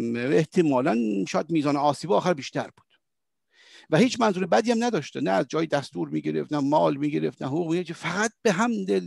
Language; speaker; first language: Persian; early bilingual, heritage; Persian